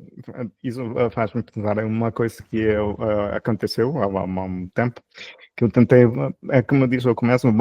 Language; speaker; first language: Portuguese; non-native, fluent; Spanish